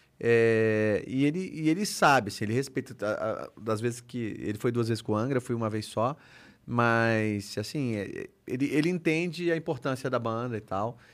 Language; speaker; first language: Portuguese; native; Portuguese